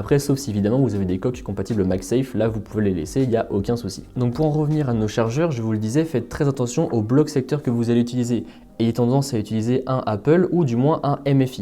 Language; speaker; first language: French; native; French